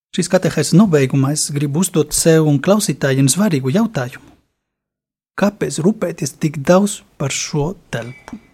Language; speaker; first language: Latvian; non-native, fluent; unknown